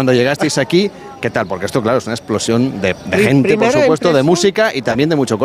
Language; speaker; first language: Spanish; native; Spanish